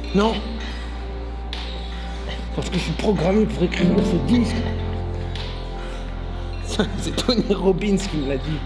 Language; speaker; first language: French; native; French